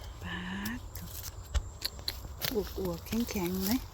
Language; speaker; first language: Swedish; non-native, learner; Thai